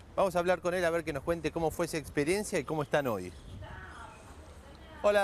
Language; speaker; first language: Spanish; native; Spanish